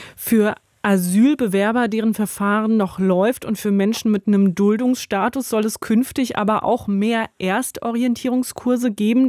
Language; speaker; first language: German; native; German